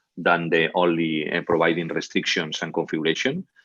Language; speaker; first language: English; non-native, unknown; Catalan